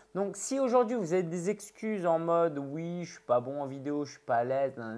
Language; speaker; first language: French; early bilingual, other home language; Chinese